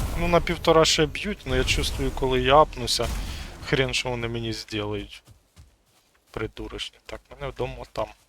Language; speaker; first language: Ukrainian; non-native, local second language; Russian